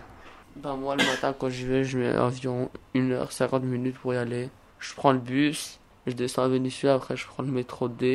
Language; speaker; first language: French; early bilingual, other home language; Albanian